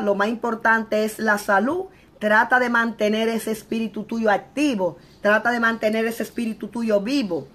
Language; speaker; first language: Spanish; native; Spanish